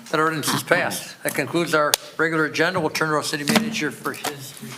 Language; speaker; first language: English; native; English